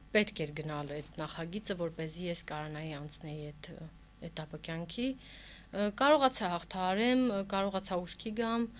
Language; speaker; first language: Armenian; early bilingual, heritage; Armenian